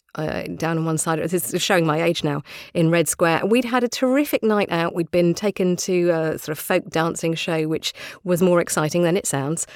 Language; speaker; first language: English; native; English